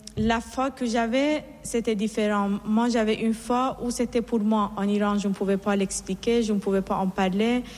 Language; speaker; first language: French; non-native, fluent; Persian